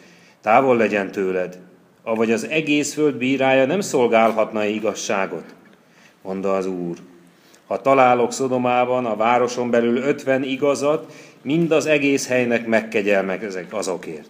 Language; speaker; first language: Hungarian; native; Hungarian